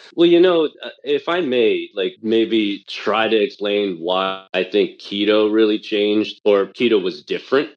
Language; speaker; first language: English; early bilingual, other home language; Chinese